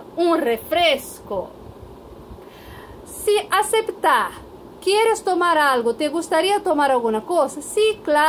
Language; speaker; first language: Spanish; non-native, fluent; Portuguese